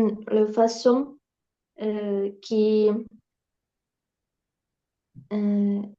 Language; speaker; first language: French; non-native, learner; Ukrainian